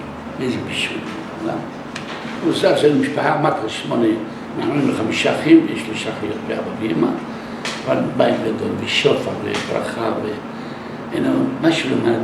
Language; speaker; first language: Hebrew; non-native, local second language; Arabic